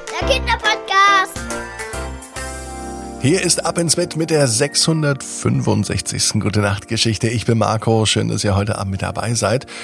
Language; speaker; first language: German; native; German